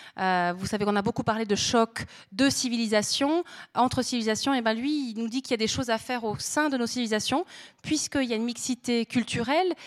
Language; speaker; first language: French; native; French